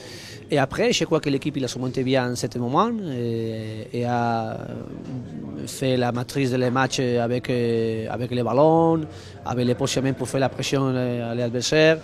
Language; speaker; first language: French; non-native, fluent; Spanish